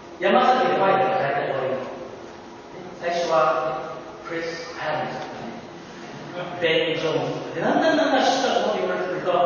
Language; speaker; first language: Japanese; early bilingual, heritage; Japanese